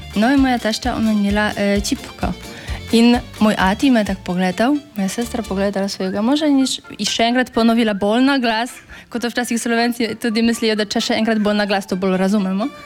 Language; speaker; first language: Slovenian; non-native, fluent; Polish